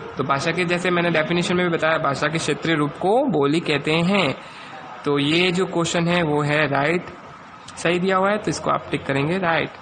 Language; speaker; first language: Hindi; native; Hindi